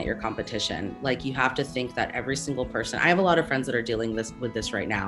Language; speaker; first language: English; native; English